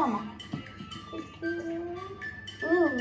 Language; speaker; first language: Turkish; non-native, fluent; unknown